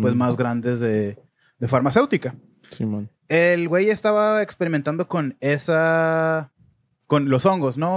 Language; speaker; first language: Spanish; native; Spanish